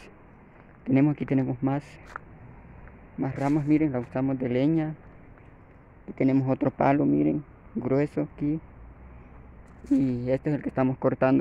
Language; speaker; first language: Spanish; native; Spanish